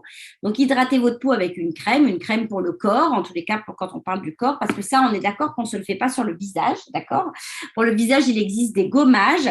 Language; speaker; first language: French; native; French